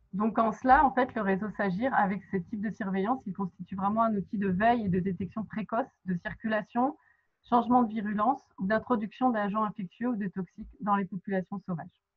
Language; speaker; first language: French; native; French